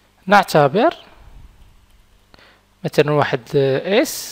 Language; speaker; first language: Arabic; native; Arabic